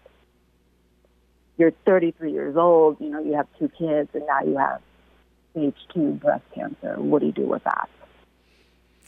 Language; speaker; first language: English; native; English